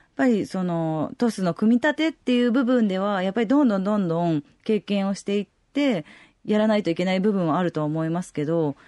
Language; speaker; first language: Japanese; native; Japanese